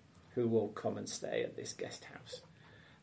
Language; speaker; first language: English; native; English